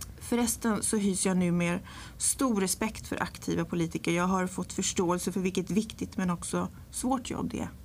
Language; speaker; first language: Swedish; early bilingual, other home language; English